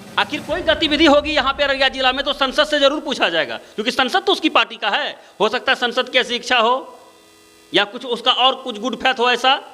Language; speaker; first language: Hindi; native; Hindi